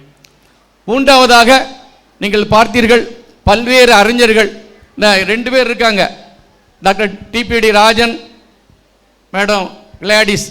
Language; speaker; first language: Tamil; native; Tamil